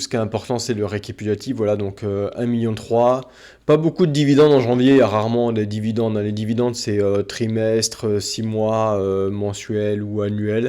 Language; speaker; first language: French; native; French